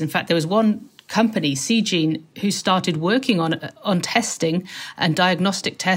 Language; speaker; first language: English; native; English